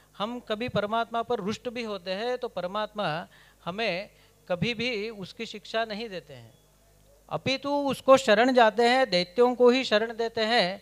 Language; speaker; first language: Hindi; non-native, local second language; Kannada